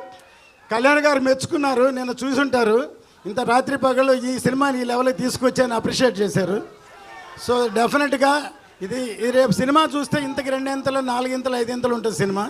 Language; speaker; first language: Telugu; native; Telugu